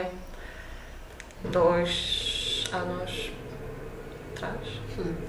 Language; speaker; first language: Portuguese; non-native, learner; Lithuanian